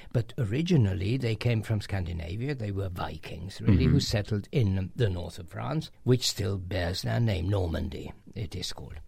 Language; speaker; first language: English; non-native, fluent; Hungarian